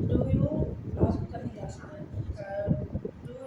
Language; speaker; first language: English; non-native, learner; Hindi